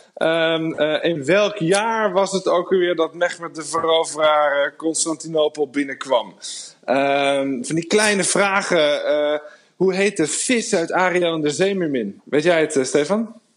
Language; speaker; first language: Dutch; native; Dutch